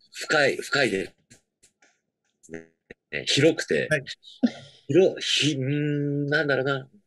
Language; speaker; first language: Japanese; native; Japanese